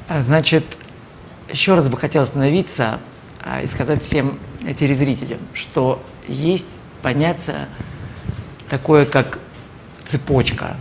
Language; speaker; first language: Russian; native; Russian